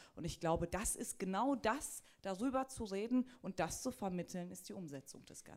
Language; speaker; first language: German; early bilingual, other home language; Turkish